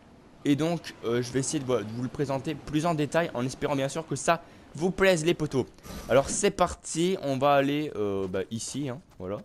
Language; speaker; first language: French; native; French